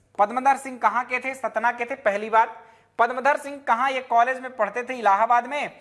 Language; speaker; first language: Hindi; native; Hindi